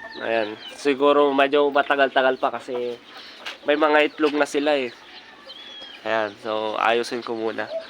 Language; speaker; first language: Filipino; native; Filipino